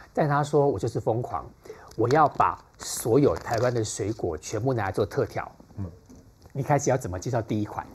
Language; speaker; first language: Chinese; native; Chinese